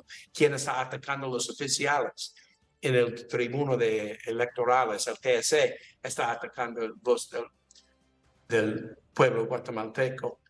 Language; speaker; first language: Spanish; non-native, learner; English